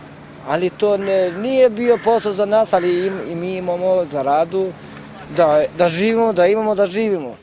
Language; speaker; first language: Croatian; non-native, local second language; Romany